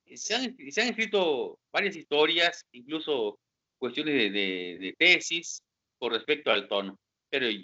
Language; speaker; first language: Spanish; native; Spanish